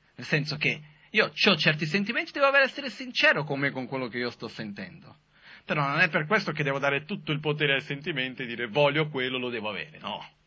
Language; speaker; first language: Italian; non-native, fluent; Portuguese